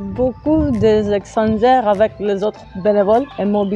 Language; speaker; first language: French; non-native, learner; Greek